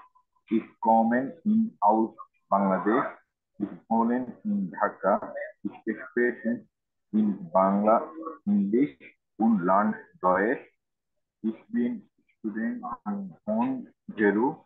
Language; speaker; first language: German; non-native, learner; Bangla